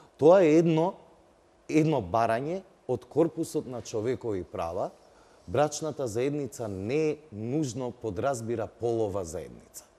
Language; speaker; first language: Macedonian; non-native, local second language; Albanian